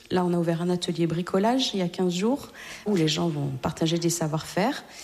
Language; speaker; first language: French; native; French